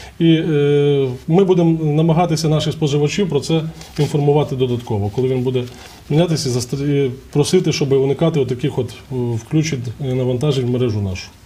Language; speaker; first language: Ukrainian; native; Ukrainian